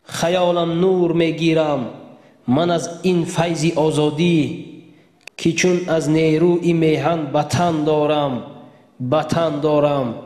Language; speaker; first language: Tajik; native; Tajik